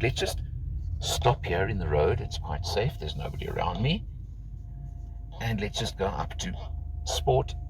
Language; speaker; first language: English; native; English